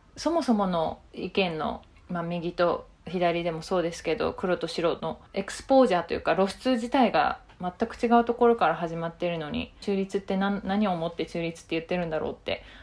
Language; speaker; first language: Japanese; native; Japanese